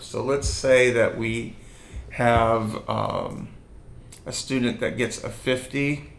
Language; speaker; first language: English; native; English